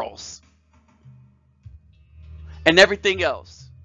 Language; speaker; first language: English; native; English